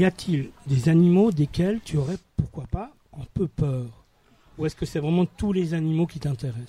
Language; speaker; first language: French; native; French